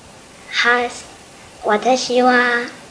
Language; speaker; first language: Japanese; non-native, learner; English